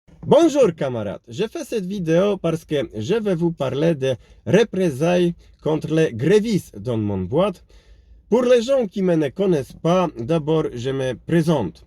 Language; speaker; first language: French; non-native, fluent; Polish